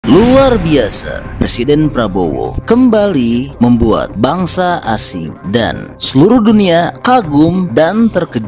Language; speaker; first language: Indonesian; native; Indonesian